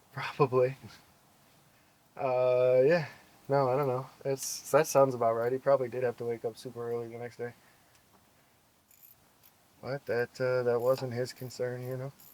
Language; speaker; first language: English; native; English